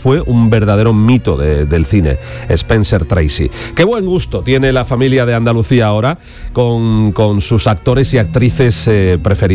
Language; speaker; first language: Spanish; native; Spanish